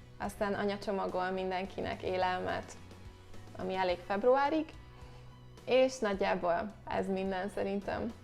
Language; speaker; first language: Hungarian; native; Hungarian